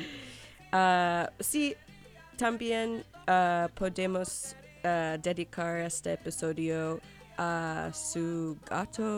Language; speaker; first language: Spanish; non-native, learner; English